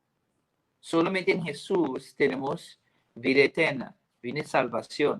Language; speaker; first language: Spanish; non-native, fluent; English